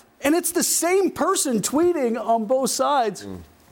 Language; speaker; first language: English; native; English